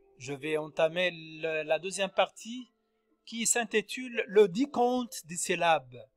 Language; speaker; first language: French; non-native, local second language; Arabic